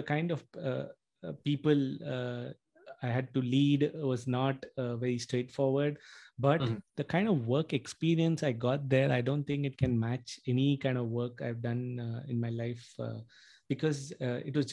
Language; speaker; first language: English; non-native, local second language; Tamil